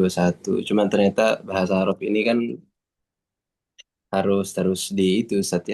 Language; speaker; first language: Indonesian; native; Indonesian